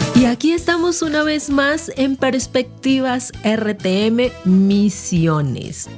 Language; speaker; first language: Spanish; native; Spanish